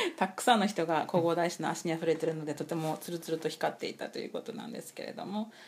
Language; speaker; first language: Japanese; native; Japanese